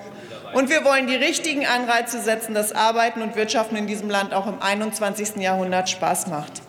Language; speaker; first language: German; native; German